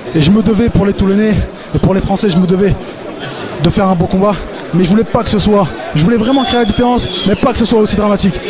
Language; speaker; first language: French; early bilingual, other home language; Arabic